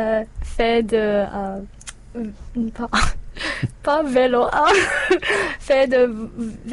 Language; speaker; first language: French; non-native, learner; English